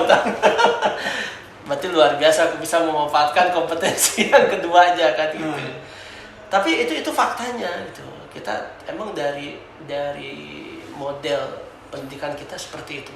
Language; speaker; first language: Indonesian; native; Indonesian